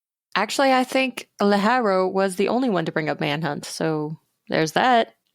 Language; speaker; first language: English; native; English